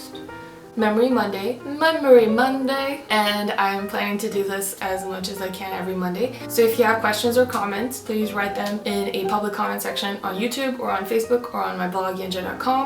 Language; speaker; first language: English; non-native, fluent; Swedish